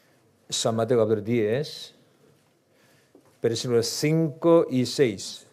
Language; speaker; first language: Spanish; non-native, learner; Korean